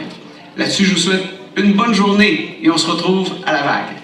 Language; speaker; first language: French; native; French